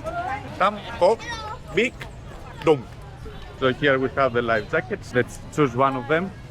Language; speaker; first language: English; non-native, fluent; Greek